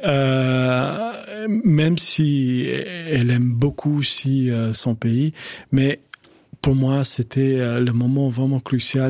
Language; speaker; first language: French; non-native, fluent; Albanian